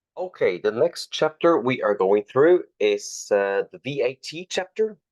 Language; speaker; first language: English; non-native, fluent; Norwegian